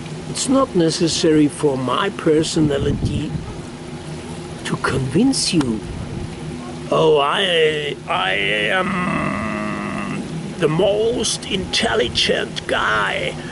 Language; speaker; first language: English; non-native, learner; German